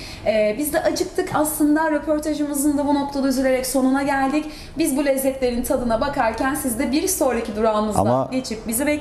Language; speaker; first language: Turkish; native; Turkish